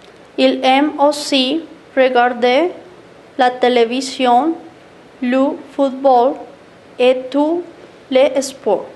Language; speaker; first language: French; non-native, learner; Spanish